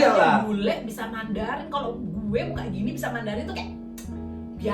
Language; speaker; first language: Indonesian; native; Indonesian